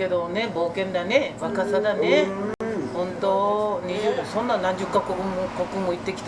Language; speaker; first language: Japanese; native; Japanese